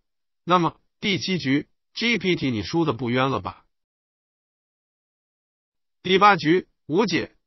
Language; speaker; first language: Chinese; native; Chinese